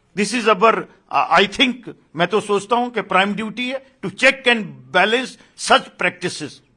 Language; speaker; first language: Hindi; non-native, local second language; Dogri